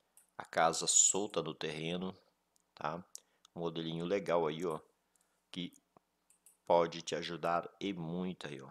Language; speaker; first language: Portuguese; native; Portuguese